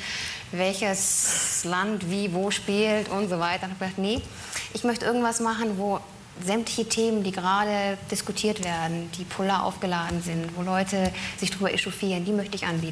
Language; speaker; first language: German; native; German